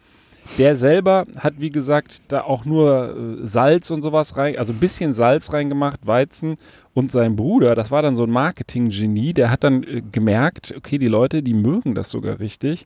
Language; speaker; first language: German; native; German